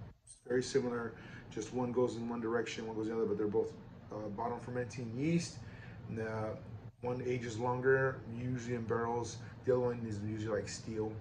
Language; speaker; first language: English; native; English